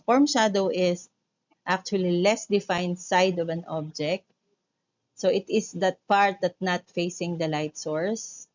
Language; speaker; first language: English; non-native, local second language; Filipino